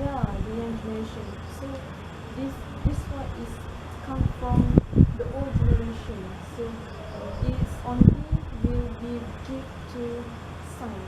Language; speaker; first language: English; non-native, learner; Malay